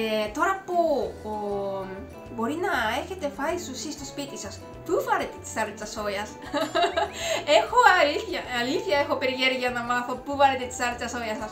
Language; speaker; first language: Greek; non-native, fluent; Japanese